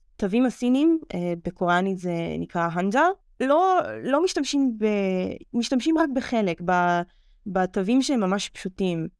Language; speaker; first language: Hebrew; native; Hebrew